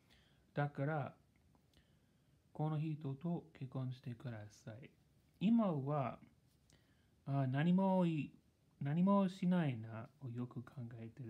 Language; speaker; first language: Japanese; non-native, learner; English